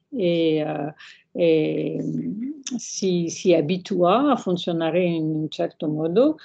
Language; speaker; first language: Italian; non-native, fluent; French